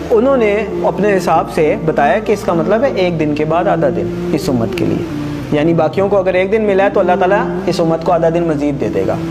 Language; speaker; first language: Urdu; non-native, local second language; Pashto